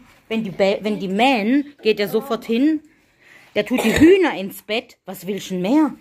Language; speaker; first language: German; native; German